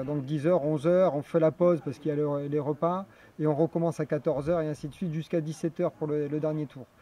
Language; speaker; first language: French; native; French